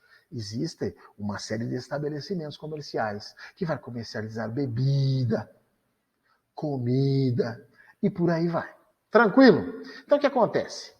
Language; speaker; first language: Portuguese; native; Portuguese